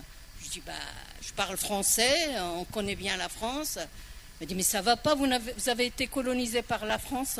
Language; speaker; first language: French; non-native, local second language; Arabic